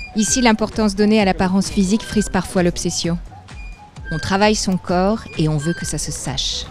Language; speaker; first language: French; native; French